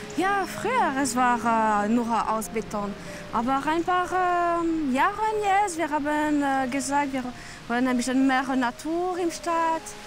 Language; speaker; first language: German; non-native, learner; French